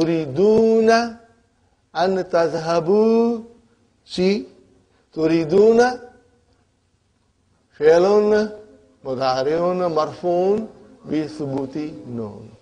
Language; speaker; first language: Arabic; non-native, fluent; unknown